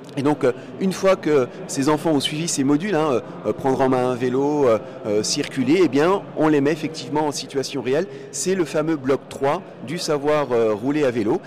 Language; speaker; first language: French; native; French